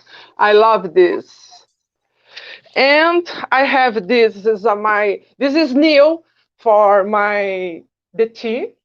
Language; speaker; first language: English; non-native, learner; Portuguese